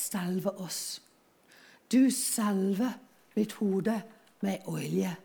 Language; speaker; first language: Norwegian; non-native, fluent; English